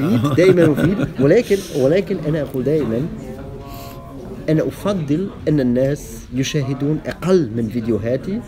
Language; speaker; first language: Arabic; non-native, learner; German